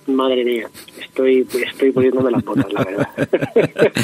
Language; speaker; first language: Spanish; native; Spanish